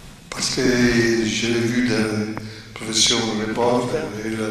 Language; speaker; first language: French; non-native, fluent; Italian